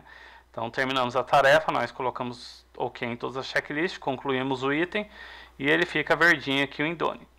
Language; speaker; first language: Portuguese; native; Portuguese